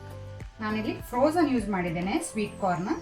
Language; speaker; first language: Kannada; native; Kannada